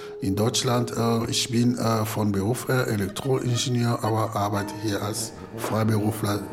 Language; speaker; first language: German; non-native, fluent; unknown